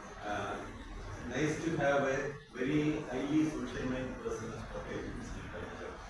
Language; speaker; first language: English; non-native, local second language; Malayalam